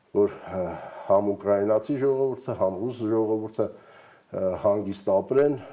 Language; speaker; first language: Armenian; native; Armenian